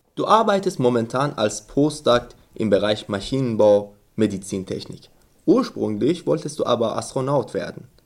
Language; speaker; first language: German; non-native, fluent; Persian